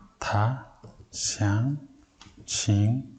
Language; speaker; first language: Chinese; non-native, fluent; Mongolian